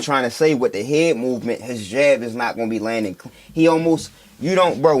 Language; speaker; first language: English; native; English